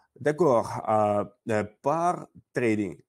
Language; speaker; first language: French; non-native, learner; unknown